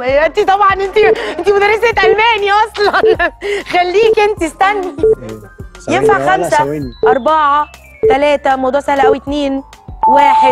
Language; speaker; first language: Arabic; native; Arabic